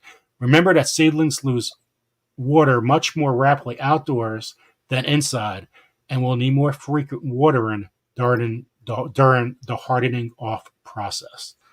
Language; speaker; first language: English; native; English